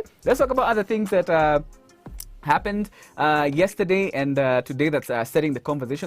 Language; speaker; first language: English; non-native, local second language; Swahili